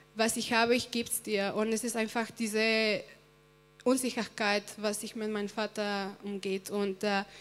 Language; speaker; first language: German; early bilingual, other home language; Spanish